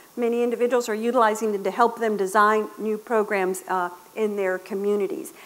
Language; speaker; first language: English; native; English